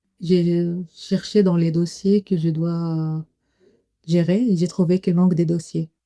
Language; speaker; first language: French; non-native, fluent; Arabic